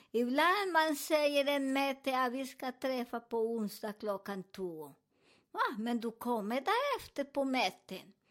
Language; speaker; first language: Swedish; non-native, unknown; Spanish